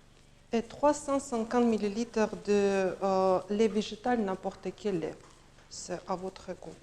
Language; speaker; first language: French; non-native, learner; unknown